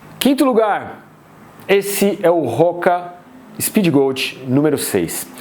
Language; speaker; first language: Portuguese; native; Portuguese